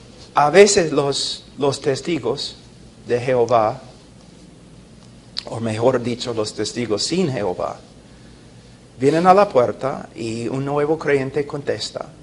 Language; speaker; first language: Spanish; non-native, fluent; English